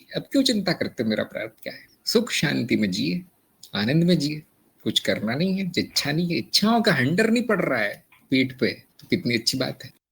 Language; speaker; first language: Hindi; native; Hindi